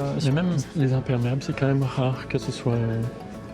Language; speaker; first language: French; native; French